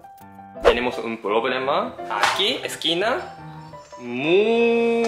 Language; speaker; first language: Spanish; non-native, learner; Japanese